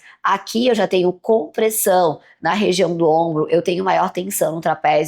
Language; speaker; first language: Portuguese; native; Portuguese